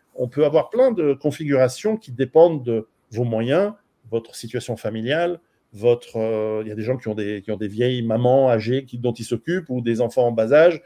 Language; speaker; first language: French; native; French